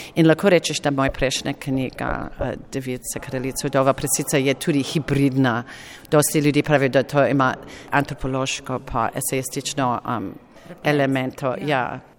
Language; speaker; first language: Slovenian; non-native, fluent; English